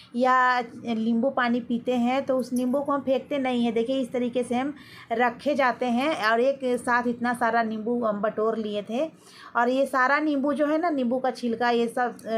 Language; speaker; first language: Hindi; native; Hindi